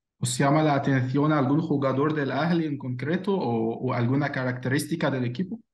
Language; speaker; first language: Spanish; non-native, fluent; Arabic